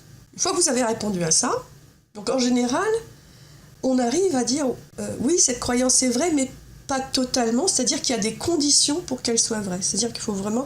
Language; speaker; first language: French; native; French